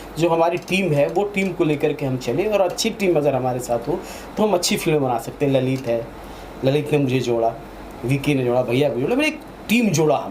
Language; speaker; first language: Hindi; native; Hindi